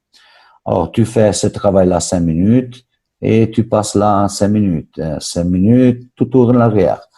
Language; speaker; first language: French; non-native, fluent; Italian